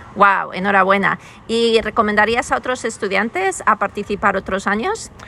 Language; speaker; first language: Spanish; native; Spanish